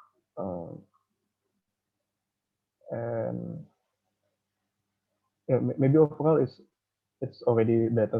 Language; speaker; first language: English; non-native, fluent; Indonesian